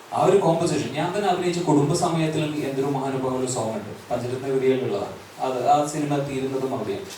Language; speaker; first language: Malayalam; native; Malayalam